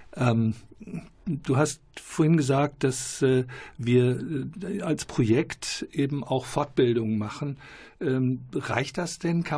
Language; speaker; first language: German; native; German